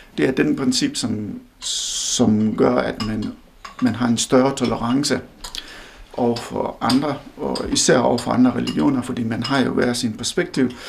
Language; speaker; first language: Danish; non-native, fluent; Hindi